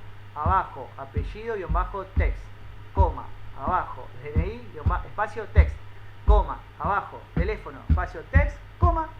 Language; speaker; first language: Spanish; native; Spanish